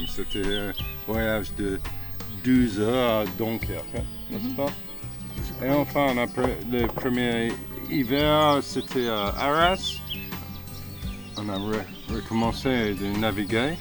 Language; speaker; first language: French; non-native, fluent; English